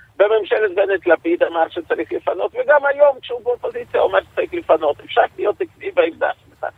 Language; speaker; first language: Hebrew; non-native, fluent; Russian